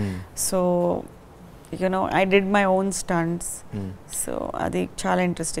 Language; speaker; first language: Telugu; non-native, learner; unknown